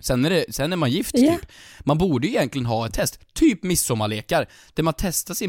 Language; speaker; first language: Swedish; native; Swedish